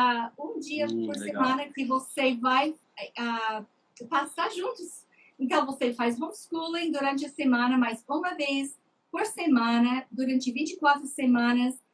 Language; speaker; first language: Portuguese; non-native, fluent; English